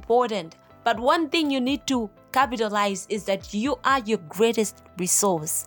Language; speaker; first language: English; non-native, local second language; Nyanja